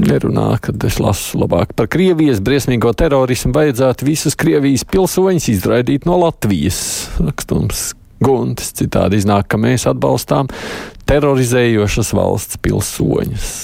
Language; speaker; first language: Latvian; native; Latvian